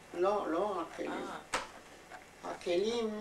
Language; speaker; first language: Hebrew; non-native, fluent; German